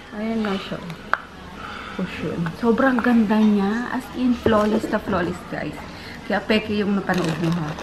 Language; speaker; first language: Filipino; native; Filipino